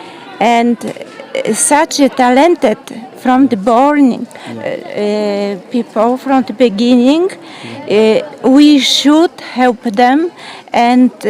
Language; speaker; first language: English; non-native, learner; Polish